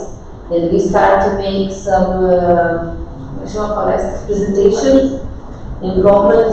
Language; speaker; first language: English; non-native, fluent; Portuguese